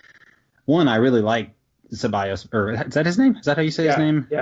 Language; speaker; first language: English; native; English